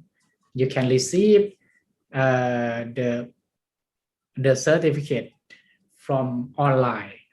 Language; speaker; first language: English; non-native, learner; Thai